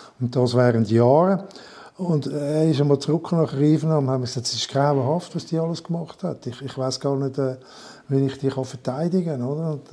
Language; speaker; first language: German; non-native, local second language; French